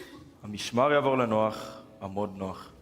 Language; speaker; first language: Hebrew; native; Hebrew